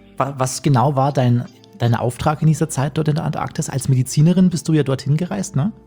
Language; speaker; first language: German; native; German